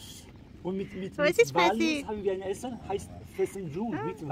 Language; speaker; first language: German; non-native, learner; Persian